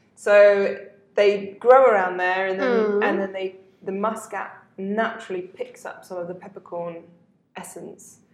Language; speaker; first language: English; native; English